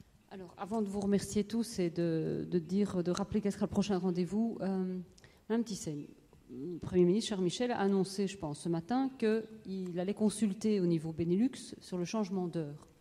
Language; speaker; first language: French; native; French